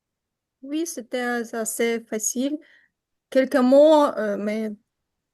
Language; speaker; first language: French; non-native, learner; Ukrainian